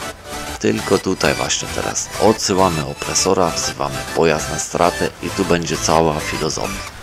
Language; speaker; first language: Polish; native; Polish